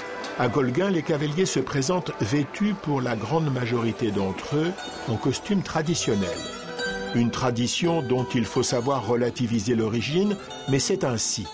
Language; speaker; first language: French; native; French